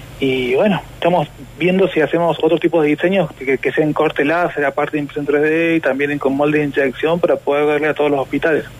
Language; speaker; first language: Spanish; native; Spanish